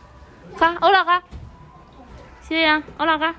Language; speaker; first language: Korean; non-native, fluent; Chinese